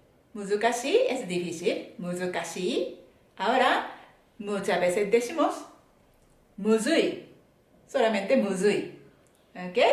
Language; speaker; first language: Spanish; non-native, fluent; Japanese